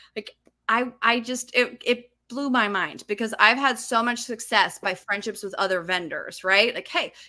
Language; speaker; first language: English; native; English